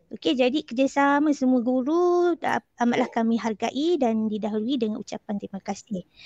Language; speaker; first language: Malay; native; Malay